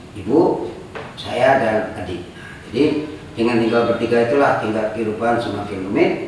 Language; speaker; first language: Indonesian; non-native, local second language; Minangkabau